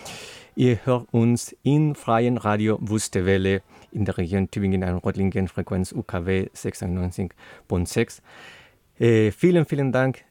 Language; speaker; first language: German; non-native, learner; Spanish